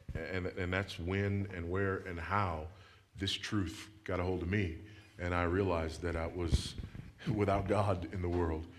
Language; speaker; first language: English; native; English